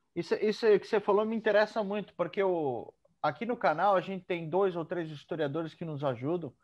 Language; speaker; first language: Portuguese; native; Portuguese